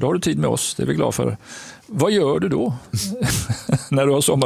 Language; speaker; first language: Swedish; native; Swedish